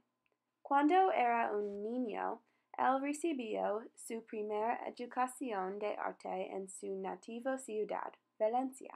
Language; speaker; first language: Spanish; non-native, learner; English